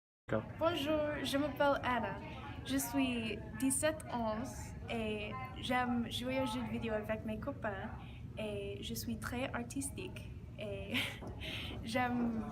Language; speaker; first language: French; non-native, learner; English